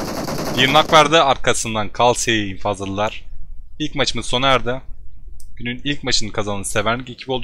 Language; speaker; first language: Turkish; native; Turkish